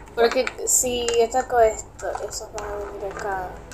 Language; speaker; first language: Spanish; native; Spanish